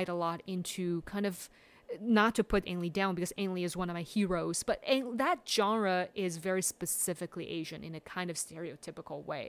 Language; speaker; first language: English; early bilingual, other home language; Chinese